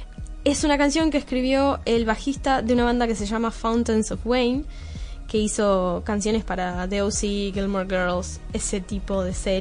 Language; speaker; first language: Spanish; native; Spanish